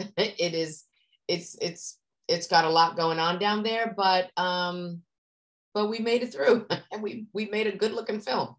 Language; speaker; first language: English; native; English